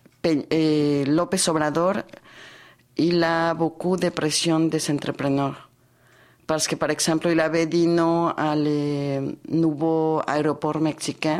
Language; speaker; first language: French; non-native, fluent; Spanish